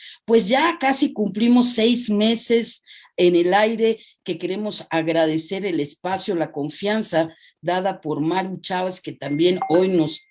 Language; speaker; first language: Spanish; native; Spanish